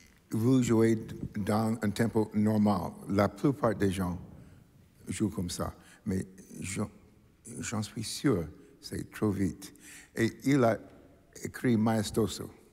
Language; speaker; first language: French; non-native, learner; English